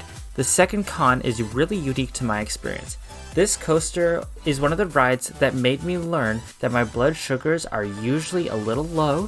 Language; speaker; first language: English; native; English